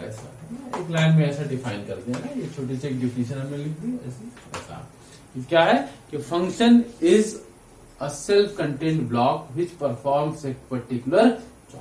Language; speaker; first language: Hindi; native; Hindi